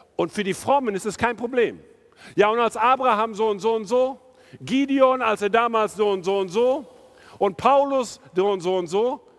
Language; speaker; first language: German; non-native, fluent; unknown